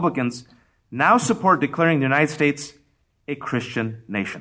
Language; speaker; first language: English; early bilingual, other home language; Urdu